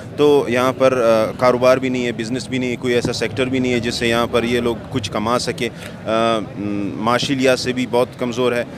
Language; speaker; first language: Urdu; non-native, local second language; Pashto